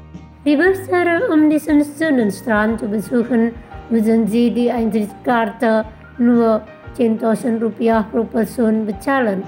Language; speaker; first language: German; non-native, fluent; Indonesian